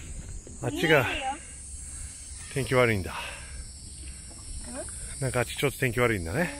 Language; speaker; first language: Japanese; native; Japanese